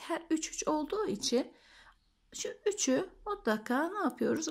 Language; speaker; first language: Turkish; native; Turkish